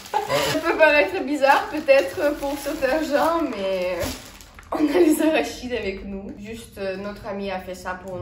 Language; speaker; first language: French; non-native, fluent; Estonian